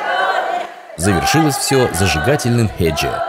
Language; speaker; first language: Russian; native; Russian